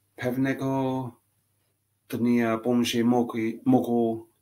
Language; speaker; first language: Polish; non-native, learner; English